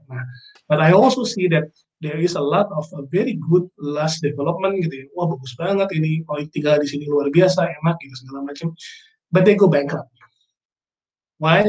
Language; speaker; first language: English; non-native, fluent; Indonesian